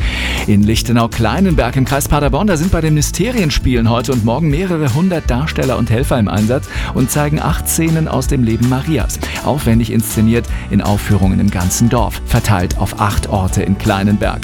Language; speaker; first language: German; native; German